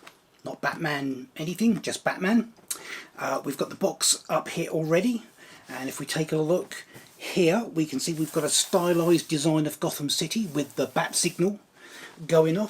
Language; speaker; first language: English; native; English